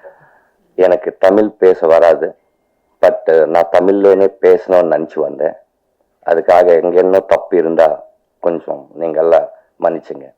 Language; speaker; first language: Tamil; non-native, learner; Telugu